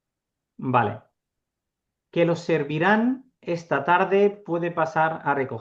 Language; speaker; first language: Spanish; non-native, fluent; Urdu